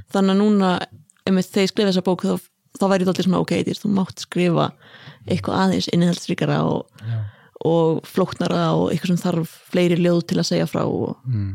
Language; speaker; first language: Icelandic; native; Icelandic